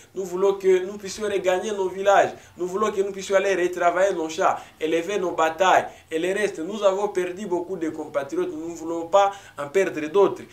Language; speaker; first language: French; non-native, local second language; Swahili